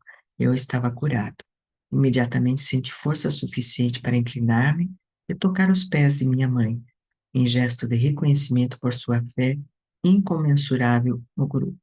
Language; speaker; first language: Portuguese; native; Portuguese